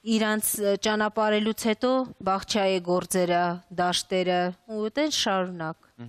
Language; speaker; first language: Armenian; early bilingual, other home language; Russian